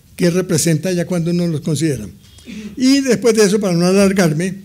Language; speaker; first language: Spanish; native; Spanish